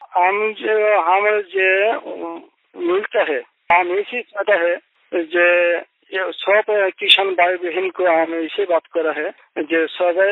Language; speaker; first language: Hindi; non-native, local second language; Bangla